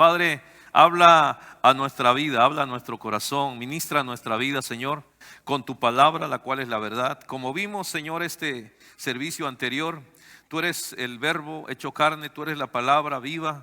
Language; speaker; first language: Spanish; native; Spanish